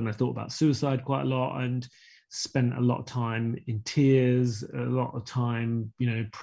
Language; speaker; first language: English; native; English